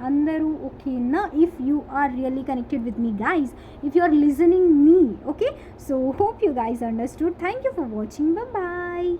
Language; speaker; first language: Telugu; non-native, local second language; Urdu